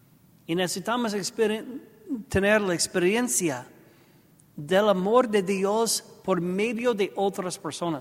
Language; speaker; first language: Spanish; non-native, learner; English